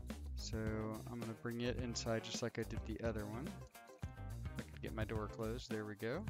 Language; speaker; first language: English; native; English